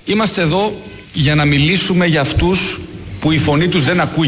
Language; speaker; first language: Greek; native; Greek